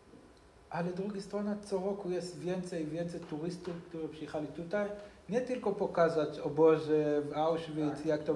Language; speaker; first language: Polish; non-native, learner; Hebrew